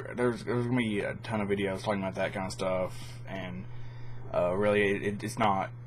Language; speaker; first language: English; native; English